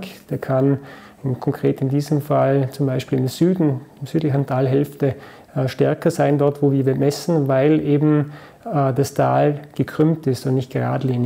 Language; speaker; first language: German; native; German